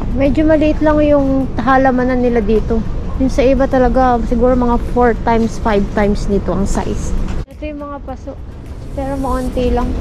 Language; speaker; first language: Filipino; native; Filipino